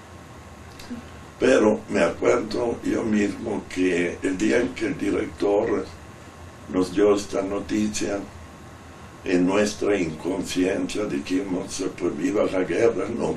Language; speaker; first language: Spanish; non-native, fluent; Italian